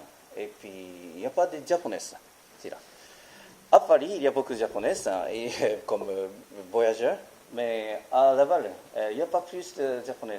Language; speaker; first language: French; non-native, learner; Japanese